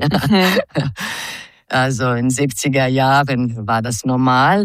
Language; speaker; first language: German; non-native, fluent; Croatian